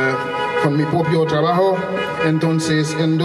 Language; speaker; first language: Spanish; non-native, local second language; Haitian Creole